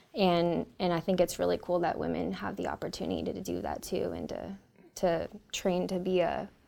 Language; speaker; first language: English; native; English